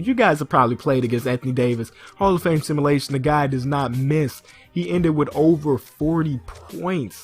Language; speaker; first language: English; native; English